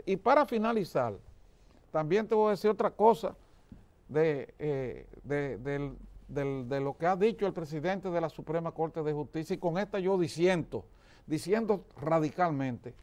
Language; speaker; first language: Spanish; native; Spanish